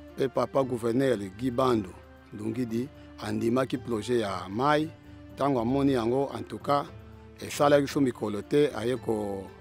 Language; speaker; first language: Lingala; non-native, local second language; Kongo